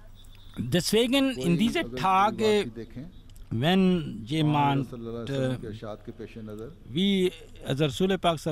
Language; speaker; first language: German; non-native, fluent; Urdu